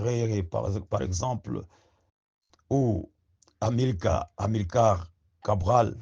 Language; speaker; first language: French; non-native, local second language; Swahili